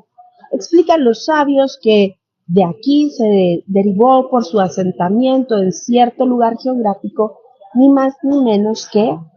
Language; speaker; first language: Spanish; native; Spanish